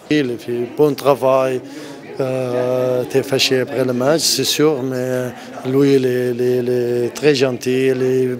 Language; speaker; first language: French; non-native, learner; Arabic